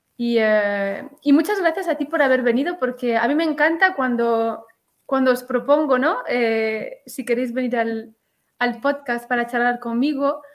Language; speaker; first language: Spanish; native; Spanish